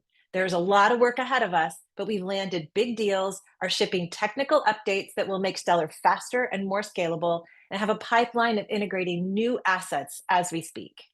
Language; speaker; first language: English; native; English